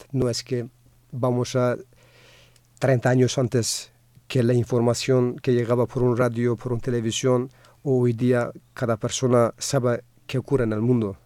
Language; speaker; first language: Spanish; non-native, fluent; Kurdish